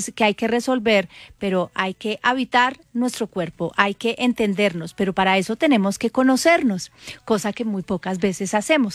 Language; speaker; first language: Spanish; native; Spanish